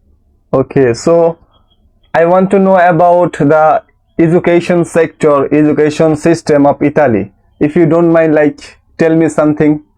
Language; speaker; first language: English; non-native, learner; Bangla